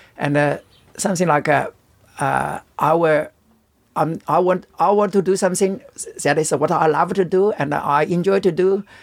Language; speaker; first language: English; non-native, learner; Chinese